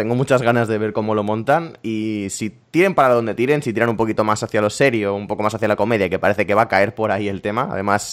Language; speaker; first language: Spanish; native; Spanish